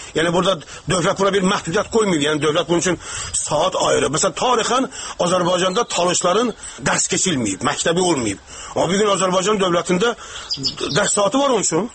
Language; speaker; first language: Azerbaijani; non-native, local second language; Talysh